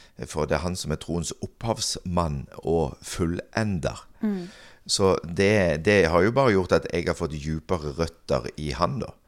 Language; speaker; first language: Norwegian; native; Norwegian